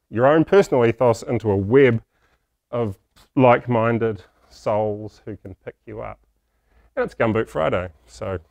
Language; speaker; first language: English; native; English